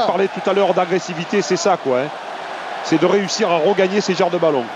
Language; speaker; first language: French; native; French